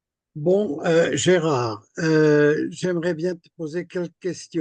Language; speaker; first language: French; non-native, fluent; Portuguese